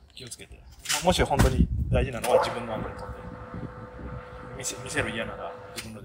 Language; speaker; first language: Japanese; non-native, fluent; Thai